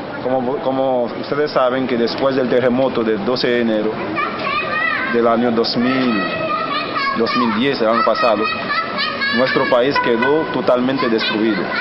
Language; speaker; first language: Spanish; non-native, fluent; Haitian Creole